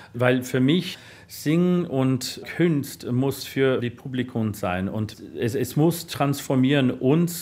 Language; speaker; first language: German; non-native, fluent; English